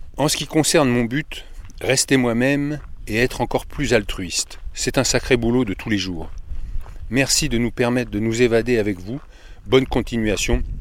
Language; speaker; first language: French; native; French